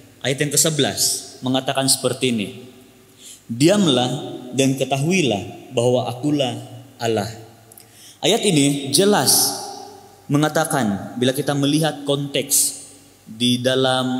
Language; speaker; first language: Malay; native; Malay